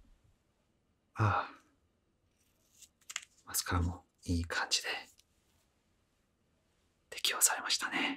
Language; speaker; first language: Japanese; non-native, fluent; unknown